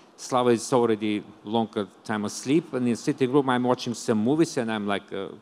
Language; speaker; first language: English; non-native, fluent; Bulgarian